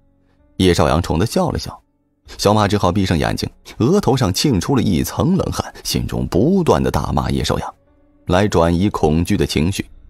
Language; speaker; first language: Chinese; native; Chinese